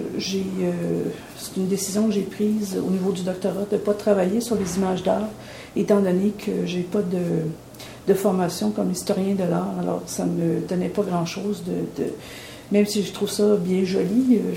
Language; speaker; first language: French; native; French